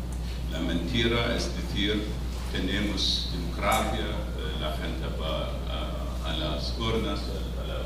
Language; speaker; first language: Spanish; non-native, fluent; Arabic